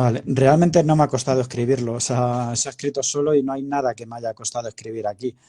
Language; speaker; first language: Spanish; native; Spanish